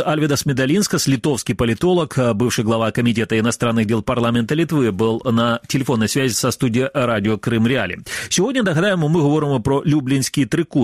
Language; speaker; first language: Ukrainian; native; Ukrainian